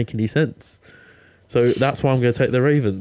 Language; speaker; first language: English; native; English